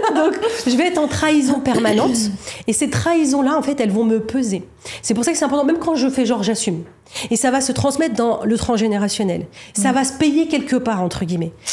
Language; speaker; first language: French; native; French